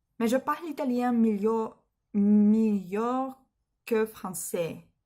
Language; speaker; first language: French; non-native, learner; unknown